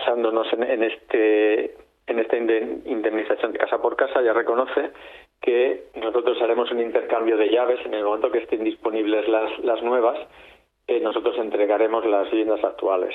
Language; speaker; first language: Spanish; native; Spanish